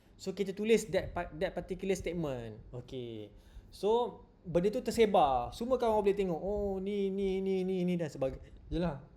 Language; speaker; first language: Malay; native; Malay